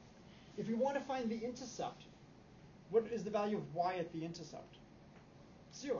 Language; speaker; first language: English; native; English